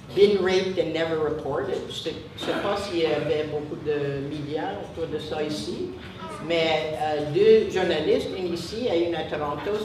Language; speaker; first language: French; non-native, learner; English